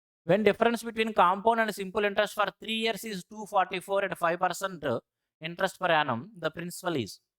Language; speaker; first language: English; non-native, local second language; Telugu